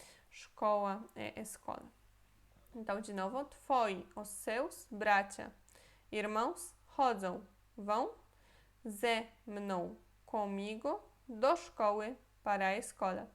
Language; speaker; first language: Portuguese; non-native, fluent; Polish